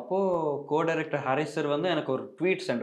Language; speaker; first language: Tamil; non-native, learner; Telugu